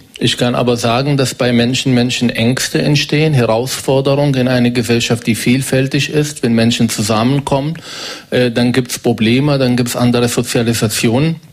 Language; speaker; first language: German; non-native, fluent; Arabic